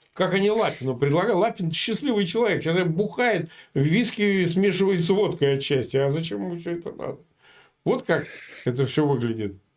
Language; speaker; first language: Russian; native; Russian